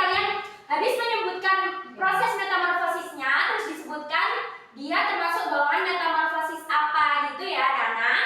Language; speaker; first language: Indonesian; native; Indonesian